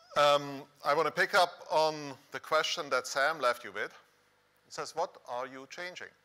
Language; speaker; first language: English; non-native, fluent; Swiss German